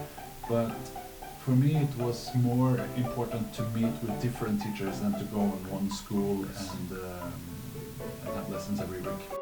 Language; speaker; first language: English; non-native, fluent; Norwegian